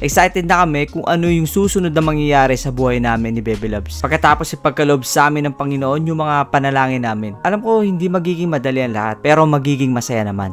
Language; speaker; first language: Filipino; native; Filipino